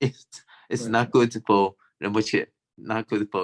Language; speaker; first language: English; non-native, fluent; Chinese